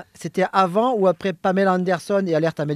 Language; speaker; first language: French; native; French